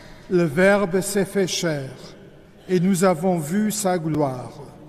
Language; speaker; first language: French; non-native, local second language; Luxembourgish